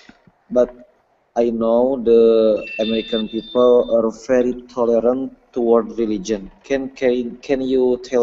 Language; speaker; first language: English; non-native, learner; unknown